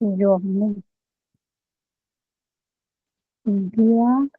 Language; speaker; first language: French; non-native, learner; Bangla